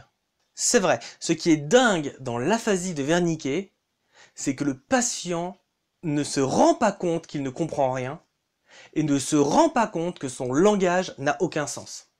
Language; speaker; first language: French; native; French